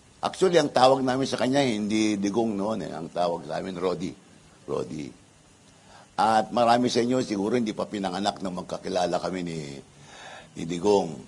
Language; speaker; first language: Filipino; non-native, local second language; Iloko